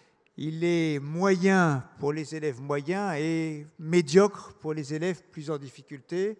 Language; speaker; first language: French; native; French